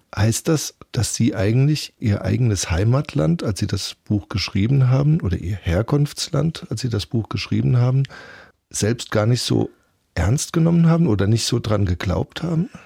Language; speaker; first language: German; native; German